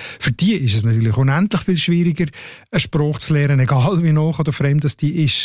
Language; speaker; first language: German; native; German